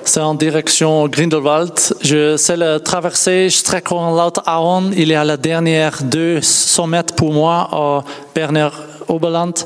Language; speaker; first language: French; non-native, learner; Dutch